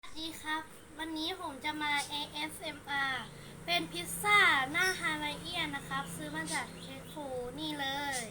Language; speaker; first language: Thai; native; Thai